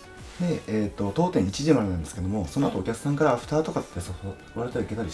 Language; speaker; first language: Japanese; native; Japanese